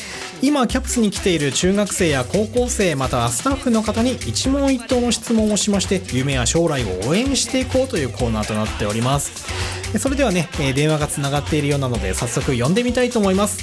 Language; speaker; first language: Japanese; native; Japanese